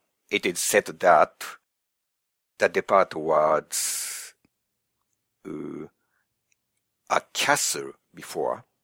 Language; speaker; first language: English; non-native, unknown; Japanese